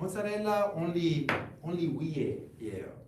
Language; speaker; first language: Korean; non-native, learner; Italian